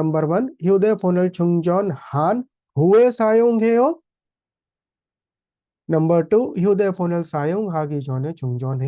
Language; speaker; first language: Korean; non-native, fluent; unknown